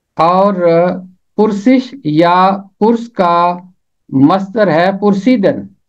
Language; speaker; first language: Urdu; native; Urdu